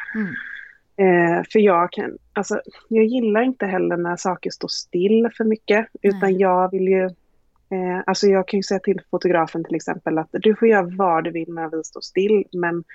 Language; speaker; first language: Swedish; native; Swedish